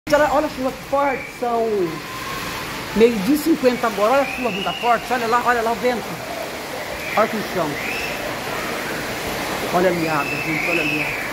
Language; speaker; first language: Portuguese; native; Portuguese